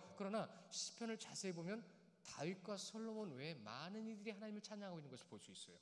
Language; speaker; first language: Korean; native; Korean